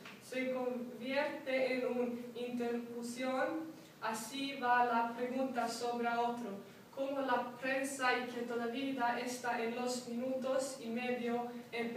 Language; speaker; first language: Spanish; non-native, learner; Swedish